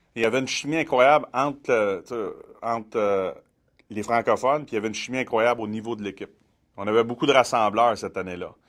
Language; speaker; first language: French; native; French